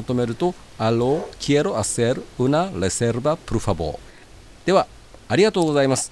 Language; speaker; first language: Japanese; native; Japanese